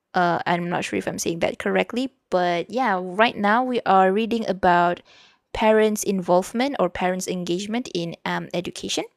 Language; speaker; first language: English; non-native, local second language; Malay